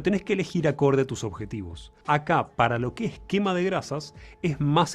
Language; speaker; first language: Spanish; native; Spanish